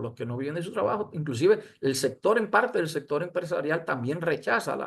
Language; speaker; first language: Spanish; native; Spanish